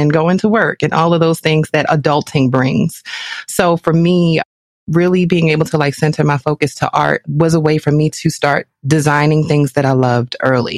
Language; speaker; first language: English; native; English